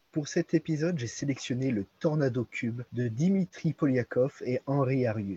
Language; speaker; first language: French; native; French